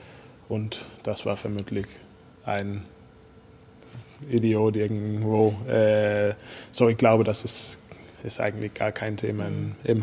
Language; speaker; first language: German; non-native, fluent; Danish